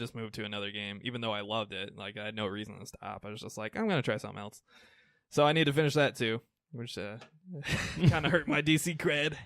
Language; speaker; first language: English; native; English